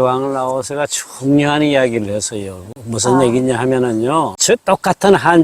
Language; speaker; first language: Korean; native; Korean